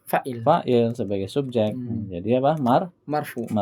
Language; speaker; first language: Indonesian; native; Indonesian